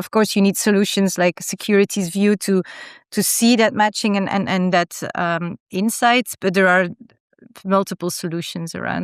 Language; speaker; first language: English; non-native, fluent; German